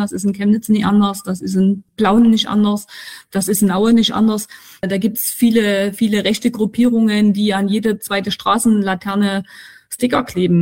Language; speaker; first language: German; native; German